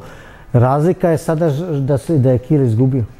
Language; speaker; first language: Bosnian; early bilingual, heritage; Bosnian